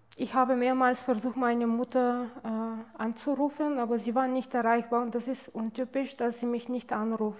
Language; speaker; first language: German; non-native, fluent; Bulgarian